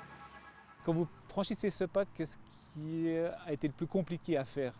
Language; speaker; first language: French; native; French